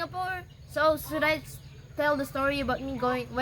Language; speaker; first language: English; non-native, learner; Indonesian